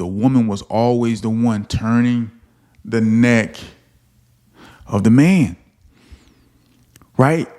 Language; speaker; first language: English; native; English